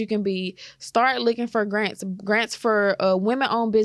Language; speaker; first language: English; native; English